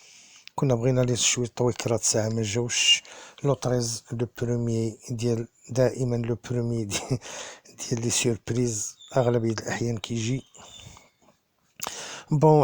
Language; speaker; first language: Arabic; native; Arabic